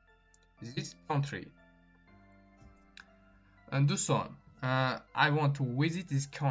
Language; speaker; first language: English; non-native, fluent; Tajik